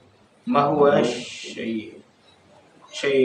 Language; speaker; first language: Arabic; non-native, learner; Indonesian